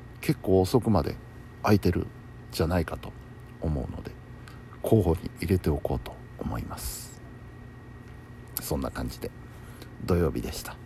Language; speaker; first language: Japanese; native; Japanese